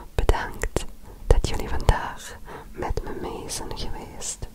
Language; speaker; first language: Dutch; non-native, learner; French